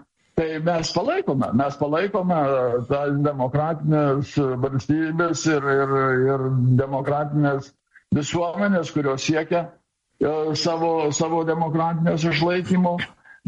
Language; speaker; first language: Lithuanian; native; Lithuanian